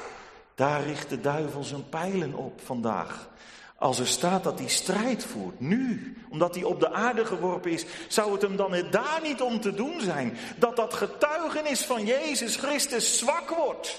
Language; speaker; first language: Dutch; native; Dutch